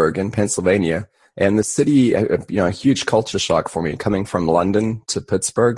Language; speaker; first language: English; native; English